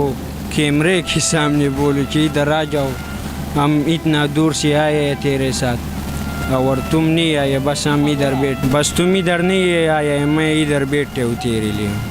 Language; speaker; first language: Hindi; non-native, local second language; Pashto